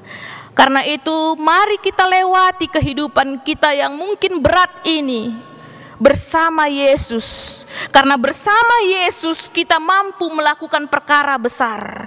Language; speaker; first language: Indonesian; native; Indonesian